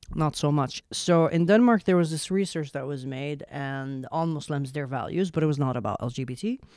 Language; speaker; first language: English; non-native, fluent; Arabic